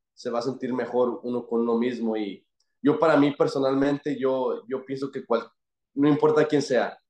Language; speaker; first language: Spanish; early bilingual, heritage; Spanish